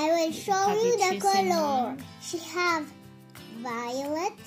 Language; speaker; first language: English; non-native, learner; French